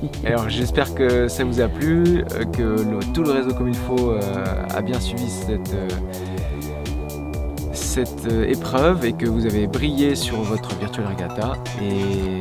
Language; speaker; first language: French; native; French